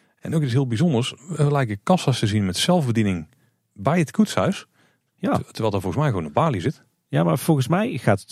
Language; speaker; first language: Dutch; native; Dutch